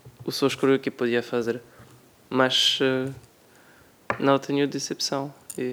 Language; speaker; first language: Portuguese; non-native, learner; French